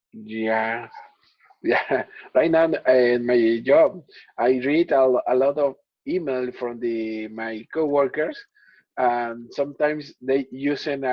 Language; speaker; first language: English; non-native, learner; Spanish